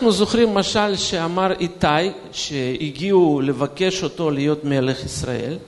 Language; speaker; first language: Hebrew; non-native, fluent; Russian